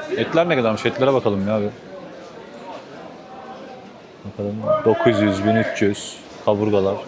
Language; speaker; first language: Turkish; native; Turkish